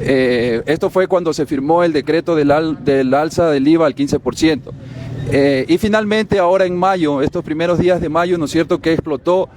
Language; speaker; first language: Spanish; native; Spanish